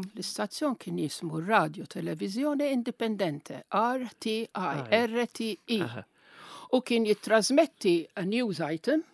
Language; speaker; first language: Maltese; non-native, local second language; Italian